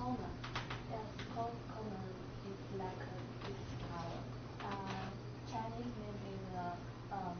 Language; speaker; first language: English; non-native, learner; Chinese